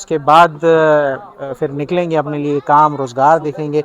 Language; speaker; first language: Urdu; native; Urdu